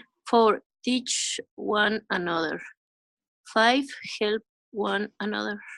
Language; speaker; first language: English; non-native, learner; Spanish